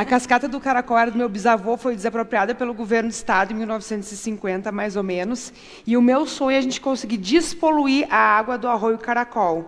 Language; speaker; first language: Portuguese; native; Portuguese